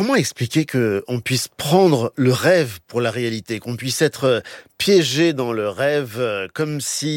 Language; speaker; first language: French; native; French